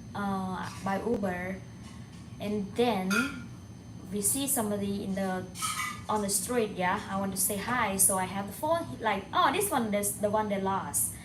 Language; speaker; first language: English; non-native, learner; Thai